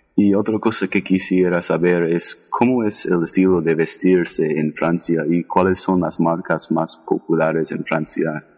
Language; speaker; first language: Spanish; non-native, learner; English